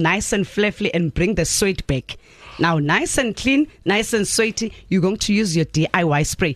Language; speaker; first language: English; non-native, local second language; Zulu